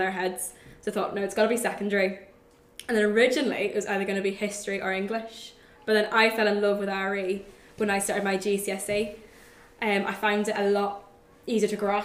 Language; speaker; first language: English; native; English